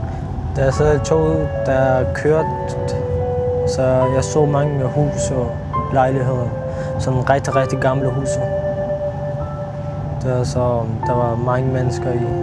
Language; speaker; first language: Danish; non-native, learner; Arabic